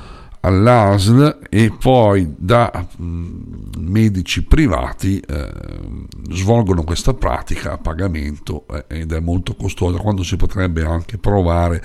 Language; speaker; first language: Italian; native; Italian